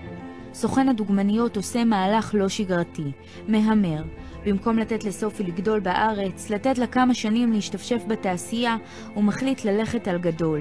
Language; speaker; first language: Hebrew; native; Hebrew